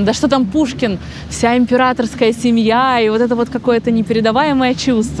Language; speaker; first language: Russian; native; Russian